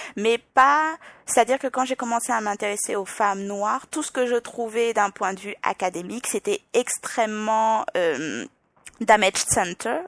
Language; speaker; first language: French; native; French